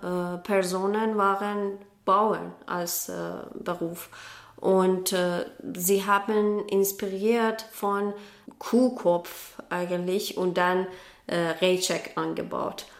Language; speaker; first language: German; non-native, learner; Persian